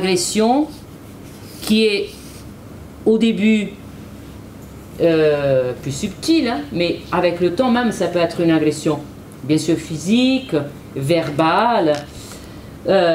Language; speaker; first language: French; native; French